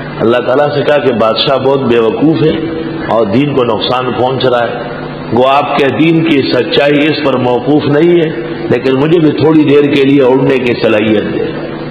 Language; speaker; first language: Urdu; non-native, local second language; Pashto